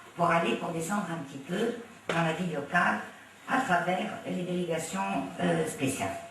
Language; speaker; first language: French; non-native, local second language; Arabic